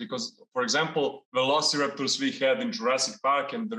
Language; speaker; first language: English; non-native, fluent; Serbian